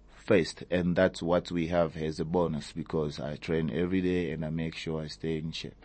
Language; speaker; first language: English; early bilingual, other home language; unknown